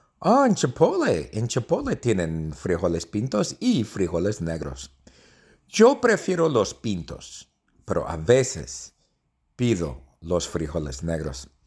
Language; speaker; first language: Spanish; non-native, fluent; English